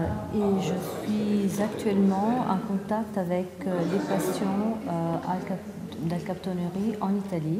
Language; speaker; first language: French; non-native, fluent; Italian